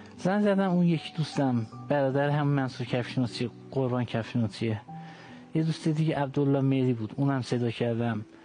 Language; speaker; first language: Persian; non-native, local second language; Azerbaijani